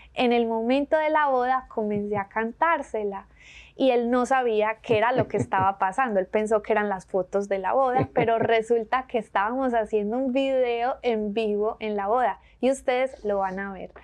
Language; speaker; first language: Spanish; native; Spanish